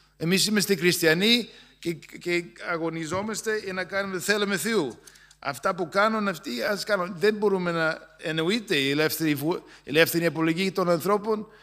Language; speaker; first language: Greek; non-native, fluent; English